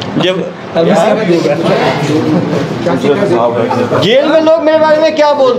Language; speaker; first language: Hindi; native; Hindi